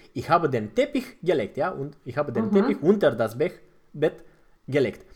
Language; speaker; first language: German; non-native, fluent; Romanian